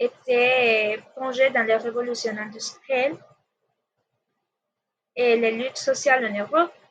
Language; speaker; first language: French; non-native, learner; Spanish